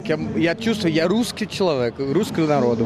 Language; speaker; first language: Russian; non-native, learner; Portuguese